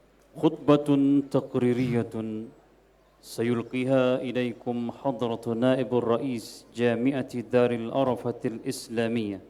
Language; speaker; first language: Arabic; non-native, fluent; Indonesian